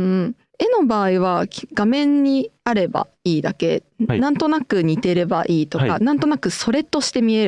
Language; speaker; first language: Japanese; native; Japanese